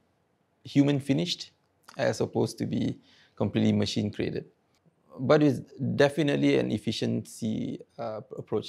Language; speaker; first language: English; non-native, local second language; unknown